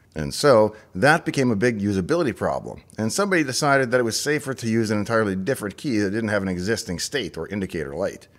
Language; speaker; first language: English; native; English